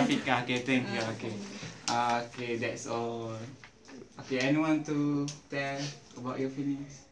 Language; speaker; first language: English; non-native, learner; Malay